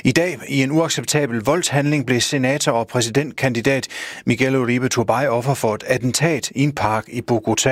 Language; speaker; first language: Danish; native; Danish